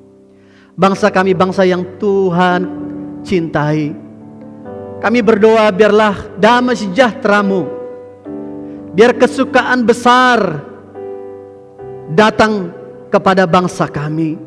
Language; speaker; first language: Indonesian; native; Indonesian